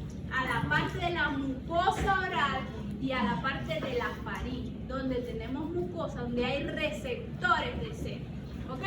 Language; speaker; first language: Spanish; native; Spanish